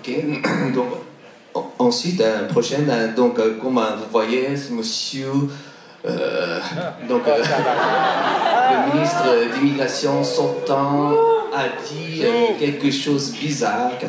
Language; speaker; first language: French; non-native, fluent; Korean